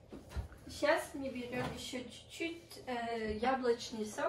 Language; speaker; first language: Russian; early bilingual, heritage; Russian